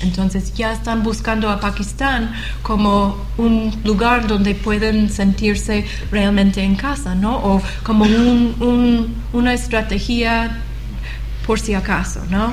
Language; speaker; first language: Spanish; non-native, fluent; English